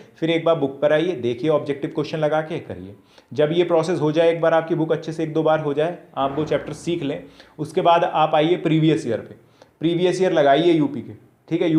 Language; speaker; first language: Hindi; native; Hindi